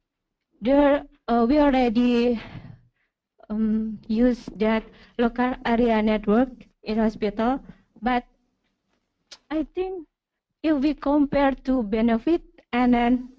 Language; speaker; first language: English; non-native, learner; Indonesian